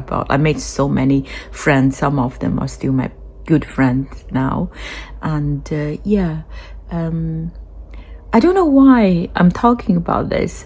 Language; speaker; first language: English; non-native, fluent; Chinese